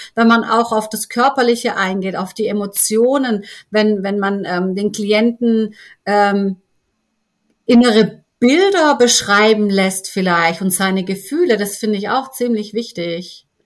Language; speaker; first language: German; native; German